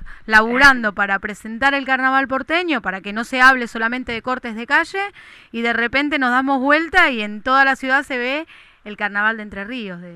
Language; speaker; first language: Spanish; native; Spanish